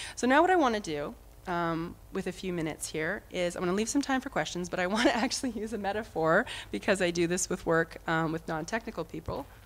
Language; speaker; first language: English; native; English